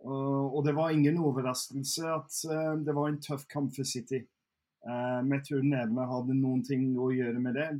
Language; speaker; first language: Norwegian; non-native, fluent; English